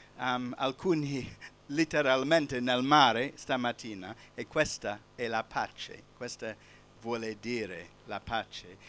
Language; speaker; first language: Italian; non-native, fluent; English